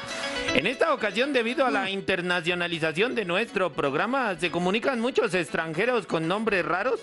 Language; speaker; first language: Spanish; native; Spanish